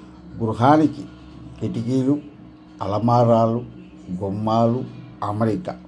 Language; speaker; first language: Telugu; native; Telugu